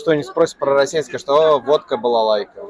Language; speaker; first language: Russian; native; Russian